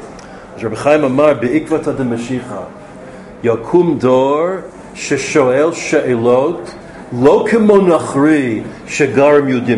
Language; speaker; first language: Hebrew; non-native, fluent; English